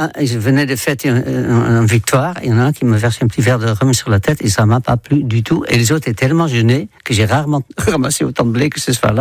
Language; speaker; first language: French; non-native, fluent; Dutch